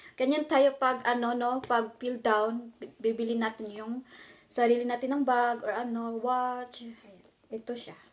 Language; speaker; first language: Filipino; non-native, local second language; Cebuano